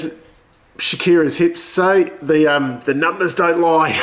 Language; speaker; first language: English; native; English